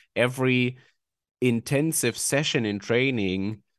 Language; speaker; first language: English; non-native, fluent; German